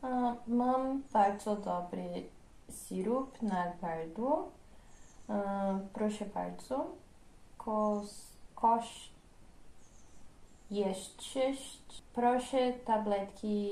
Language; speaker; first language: Polish; non-native, learner; Portuguese